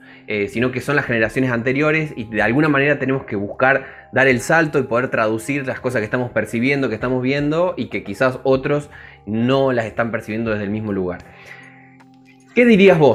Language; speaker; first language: Spanish; native; Spanish